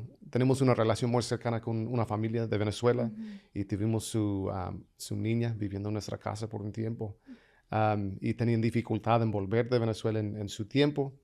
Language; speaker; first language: Spanish; non-native, fluent; English